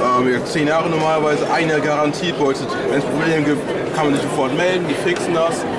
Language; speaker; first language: German; native; German